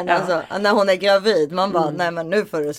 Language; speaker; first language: Swedish; native; Swedish